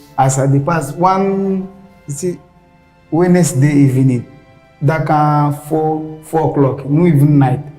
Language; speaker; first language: Nigerian Pidgin; non-native, local second language; Hausa